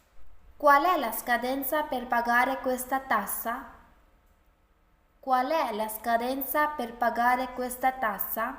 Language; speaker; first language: Italian; non-native, fluent; Urdu